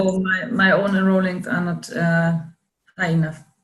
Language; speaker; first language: English; non-native, learner; German